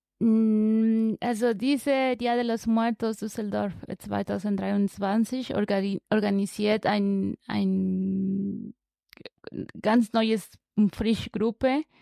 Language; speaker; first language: German; non-native, learner; Spanish